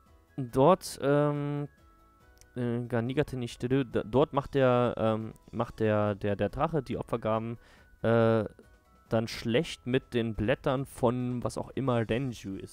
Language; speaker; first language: German; native; German